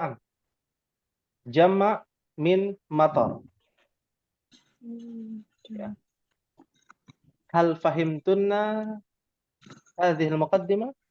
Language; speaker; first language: Arabic; non-native, fluent; Indonesian